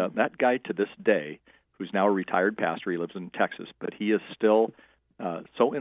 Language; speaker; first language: English; native; English